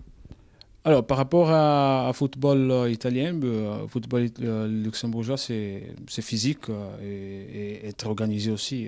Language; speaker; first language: French; non-native, learner; Italian